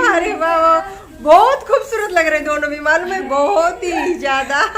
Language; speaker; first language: Hindi; non-native, local second language; Marathi